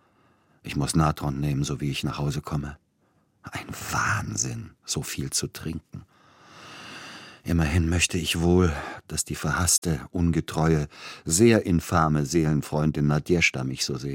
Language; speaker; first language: German; native; German